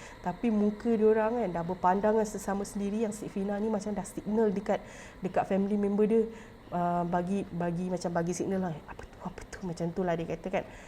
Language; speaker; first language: Malay; native; Malay